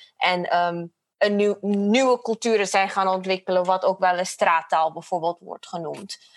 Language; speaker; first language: Dutch; non-native, fluent; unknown